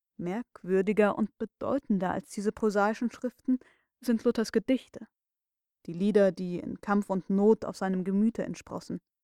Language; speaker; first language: German; native; German